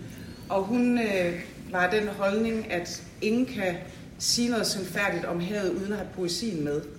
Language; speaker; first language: Danish; native; Danish